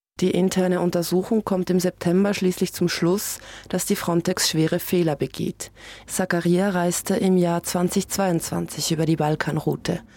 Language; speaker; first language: German; native; German